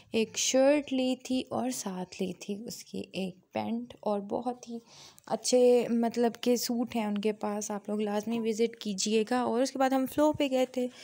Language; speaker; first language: Urdu; native; Urdu